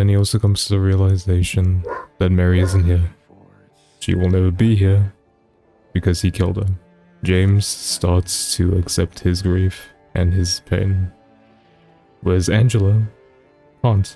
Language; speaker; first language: English; native; English